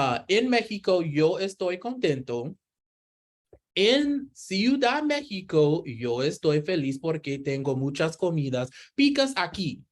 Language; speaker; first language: Spanish; non-native, learner; English